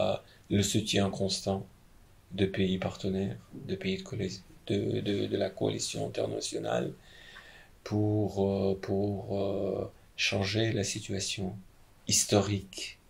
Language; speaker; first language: French; non-native, fluent; Ukrainian